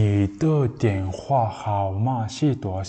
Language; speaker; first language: Chinese; non-native, learner; Mongolian